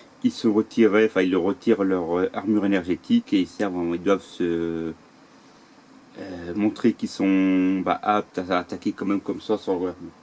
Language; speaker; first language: French; native; French